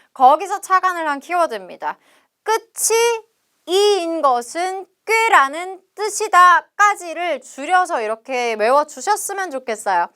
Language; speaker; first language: Korean; native; Korean